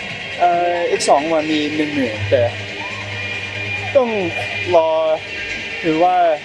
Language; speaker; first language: Thai; early bilingual, heritage; Thai